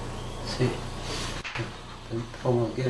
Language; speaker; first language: Spanish; non-native, local second language; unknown